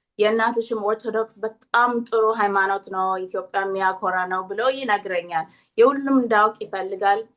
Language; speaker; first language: Amharic; early bilingual, heritage; Amharic